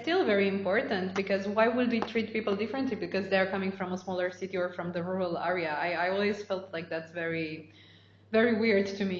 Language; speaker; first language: English; non-native, fluent; Romanian